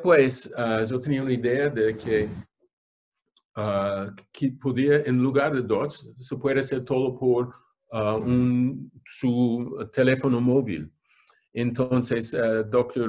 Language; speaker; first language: Spanish; non-native, fluent; English